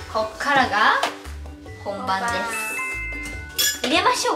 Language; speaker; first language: Japanese; native; Japanese